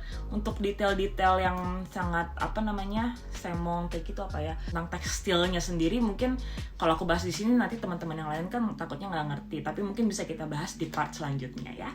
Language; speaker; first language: Indonesian; native; Indonesian